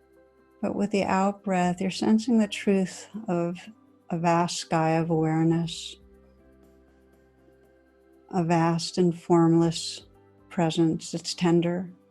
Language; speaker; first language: English; native; English